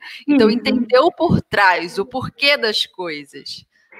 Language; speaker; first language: Portuguese; native; Portuguese